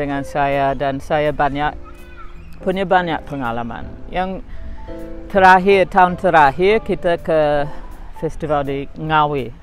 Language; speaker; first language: Indonesian; non-native, fluent; English